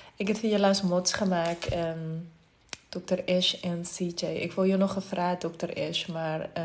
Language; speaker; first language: Dutch; non-native, fluent; Afrikaans